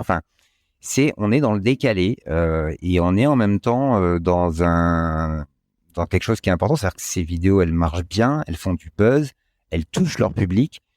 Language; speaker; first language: French; native; French